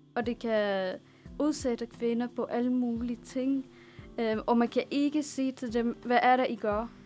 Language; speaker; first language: Danish; non-native, fluent; Arabic